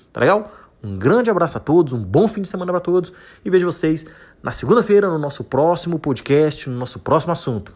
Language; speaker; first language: Portuguese; native; Portuguese